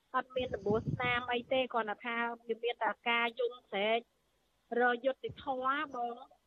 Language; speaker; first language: Khmer; native; Khmer